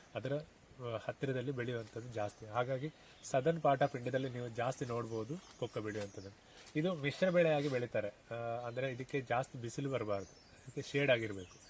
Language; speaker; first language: Kannada; native; Kannada